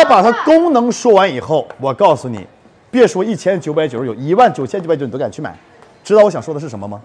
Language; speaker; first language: Chinese; native; Chinese